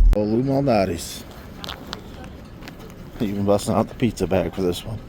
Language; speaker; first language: English; native; English